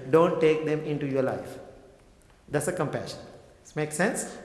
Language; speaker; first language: English; non-native, local second language; Sinhala